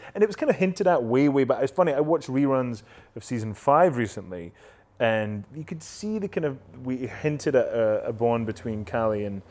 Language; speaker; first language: English; native; English